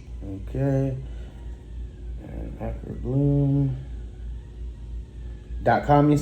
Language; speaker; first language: English; native; English